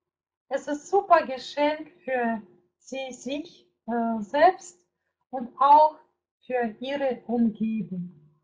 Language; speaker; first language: German; non-native, fluent; Russian